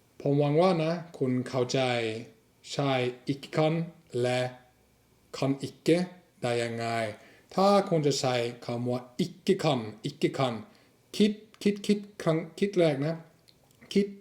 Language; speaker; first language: Thai; non-native, fluent; Norwegian